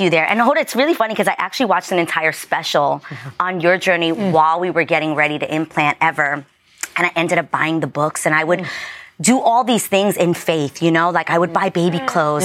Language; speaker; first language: English; native; English